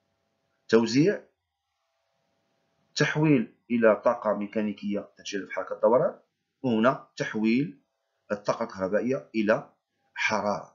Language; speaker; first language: Arabic; native; Arabic